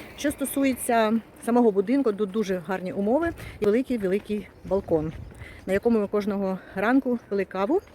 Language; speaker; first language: Ukrainian; non-native, local second language; Russian